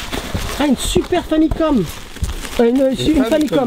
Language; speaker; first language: French; native; French